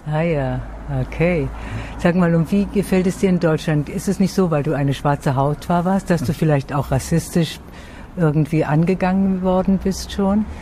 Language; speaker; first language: German; native; German